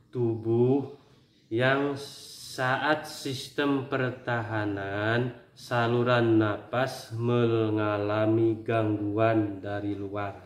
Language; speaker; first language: Indonesian; native; Indonesian